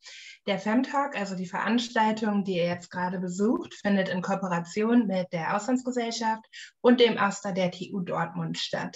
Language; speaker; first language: German; native; German